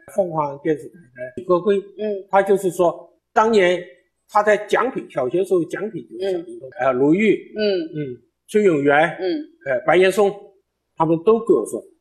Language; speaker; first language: Chinese; native; Chinese